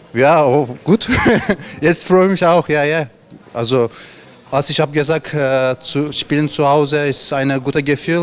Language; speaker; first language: German; non-native, learner; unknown